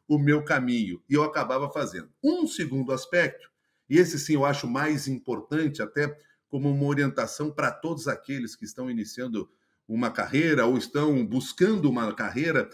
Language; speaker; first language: Portuguese; native; Portuguese